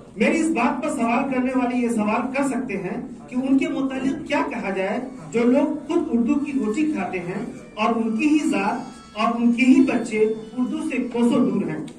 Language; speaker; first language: Urdu; native; Urdu